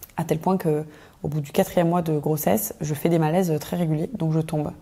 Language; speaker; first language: French; native; French